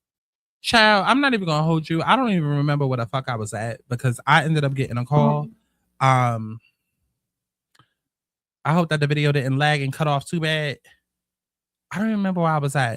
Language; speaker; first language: English; native; English